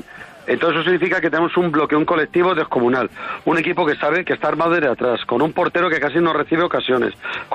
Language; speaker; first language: Spanish; native; Spanish